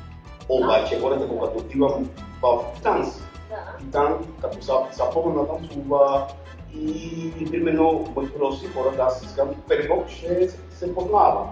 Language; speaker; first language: Bulgarian; non-native, learner; Spanish